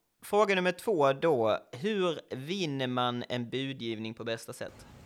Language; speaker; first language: Swedish; native; Swedish